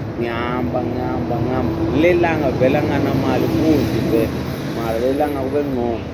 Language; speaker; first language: Zulu; non-native, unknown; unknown